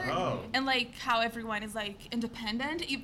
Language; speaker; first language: English; non-native, fluent; Portuguese